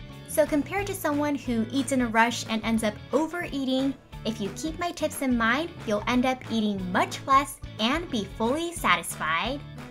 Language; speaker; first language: English; early bilingual, other home language; Japanese